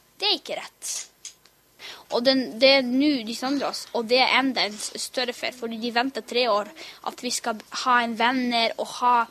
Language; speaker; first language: Norwegian; early bilingual, other home language; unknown